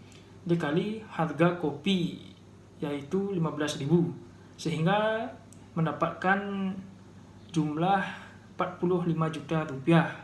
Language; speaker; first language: Indonesian; native; Indonesian